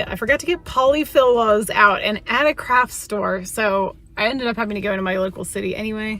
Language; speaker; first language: English; native; English